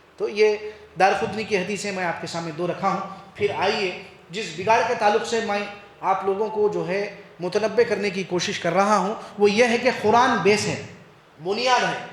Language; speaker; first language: Urdu; native; Urdu